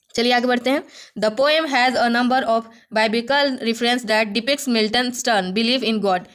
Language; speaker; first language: Hindi; native; Hindi